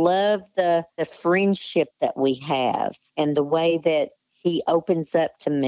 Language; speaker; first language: English; native; English